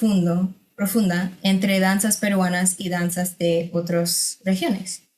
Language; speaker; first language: Spanish; non-native, fluent; English